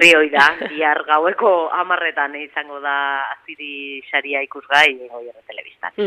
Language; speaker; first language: Basque; native; Basque